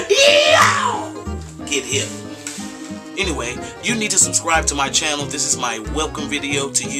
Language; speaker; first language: English; native; English